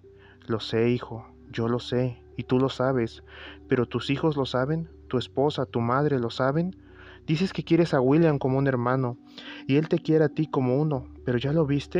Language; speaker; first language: Spanish; native; Spanish